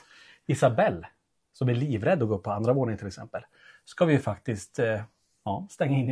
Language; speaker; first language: Swedish; native; Swedish